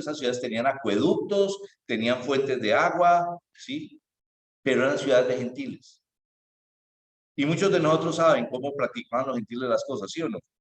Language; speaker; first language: Spanish; native; Spanish